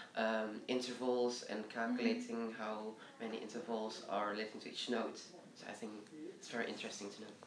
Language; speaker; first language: English; early bilingual, other home language; Indonesian